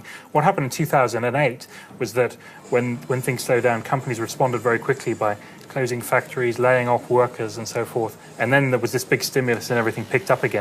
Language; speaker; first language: English; native; English